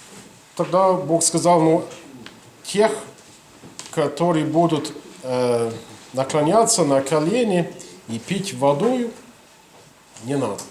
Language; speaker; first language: Russian; non-native, fluent; English